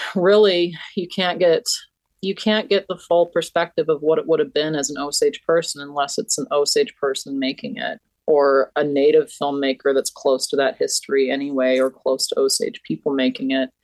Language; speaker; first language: English; native; English